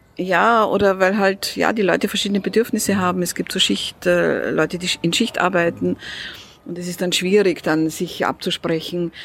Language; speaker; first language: German; early bilingual, other home language; Russian